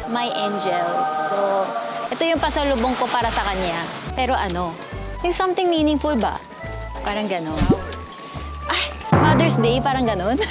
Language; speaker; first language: Filipino; non-native, fluent; Korean